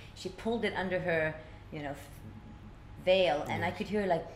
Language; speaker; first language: English; early bilingual, other home language; Swedish